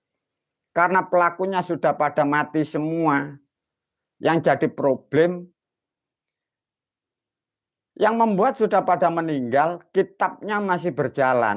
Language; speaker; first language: Indonesian; non-native, local second language; Javanese